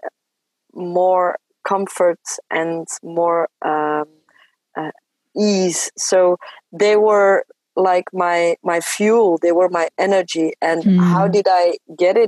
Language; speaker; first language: English; non-native, fluent; French